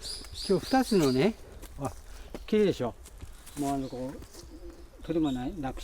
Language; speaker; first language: Japanese; native; Japanese